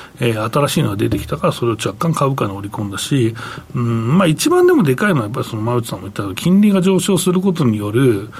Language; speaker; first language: Japanese; native; Japanese